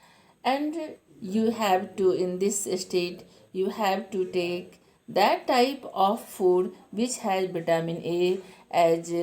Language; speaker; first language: English; non-native, local second language; Hindi